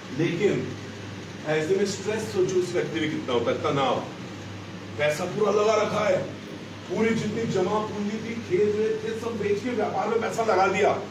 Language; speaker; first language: Hindi; non-native, local second language; Gujarati